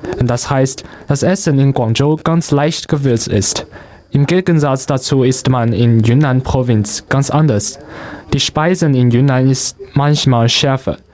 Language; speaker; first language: German; non-native, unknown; Chinese